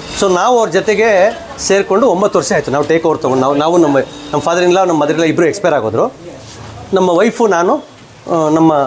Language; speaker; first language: Kannada; native; Kannada